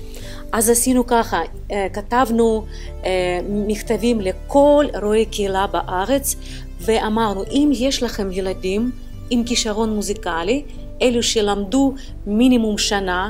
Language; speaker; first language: Hebrew; non-native, fluent; Russian